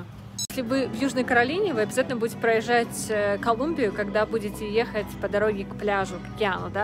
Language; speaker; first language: Russian; native; Russian